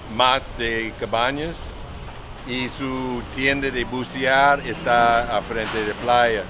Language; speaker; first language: Spanish; non-native, learner; English